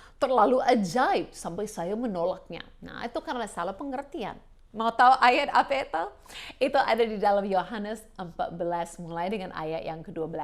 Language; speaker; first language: Indonesian; non-native, fluent; English